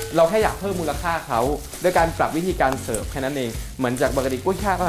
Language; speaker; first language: Thai; native; Thai